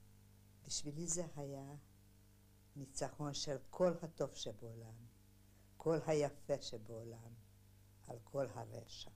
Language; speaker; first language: Hebrew; non-native, fluent; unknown